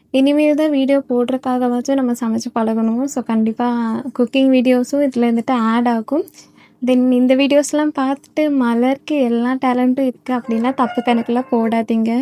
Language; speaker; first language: Tamil; non-native, local second language; Malayalam